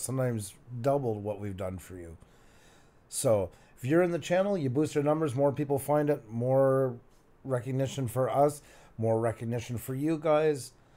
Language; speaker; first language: English; native; English